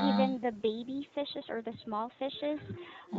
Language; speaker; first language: English; non-native, local second language; Filipino